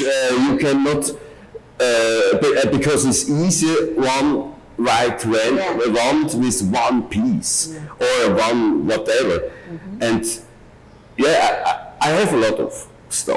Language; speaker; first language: English; non-native, learner; German